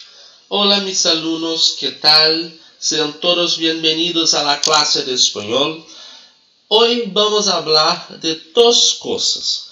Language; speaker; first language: Spanish; non-native, fluent; Portuguese